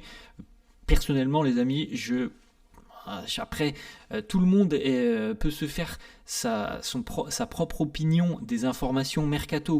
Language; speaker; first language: French; native; French